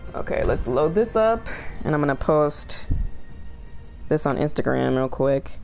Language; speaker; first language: English; native; English